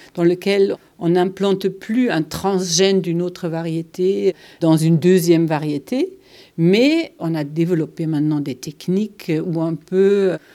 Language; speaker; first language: French; non-native, fluent; German